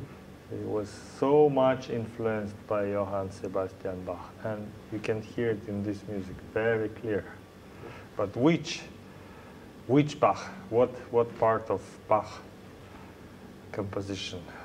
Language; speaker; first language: English; non-native, learner; Russian